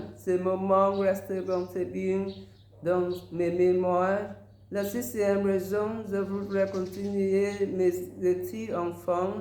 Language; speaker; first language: French; non-native, learner; Vietnamese